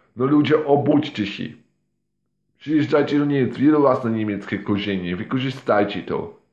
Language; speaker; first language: Polish; non-native, fluent; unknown